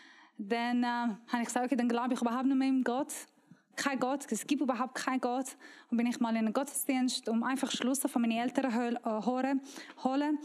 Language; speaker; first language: German; non-native, learner; Persian